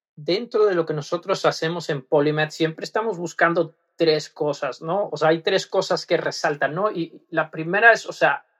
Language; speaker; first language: Spanish; non-native, fluent; Dutch